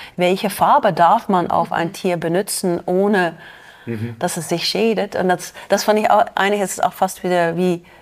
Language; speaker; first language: German; non-native, fluent; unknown